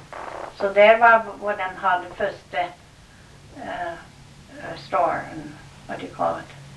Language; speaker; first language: Norwegian; early bilingual, heritage; Norwegian